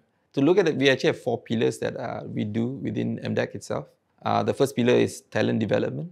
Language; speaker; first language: English; non-native, local second language; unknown